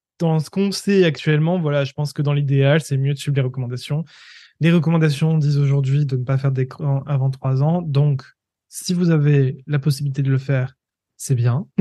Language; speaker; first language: French; native; French